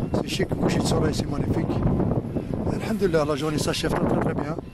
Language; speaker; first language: French; non-native, local second language; Arabic